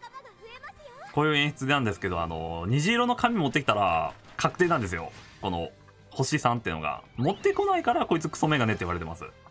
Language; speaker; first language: Japanese; native; Japanese